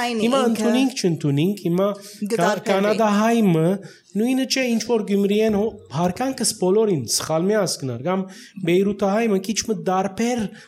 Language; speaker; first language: Armenian; early bilingual, heritage; Armenian